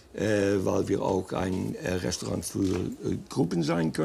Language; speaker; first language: German; non-native, fluent; Dutch